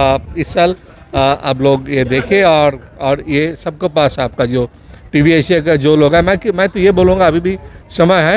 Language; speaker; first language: Hindi; non-native, local second language; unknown